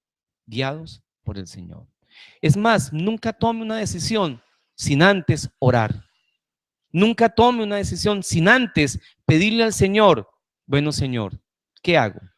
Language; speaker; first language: Spanish; native; Spanish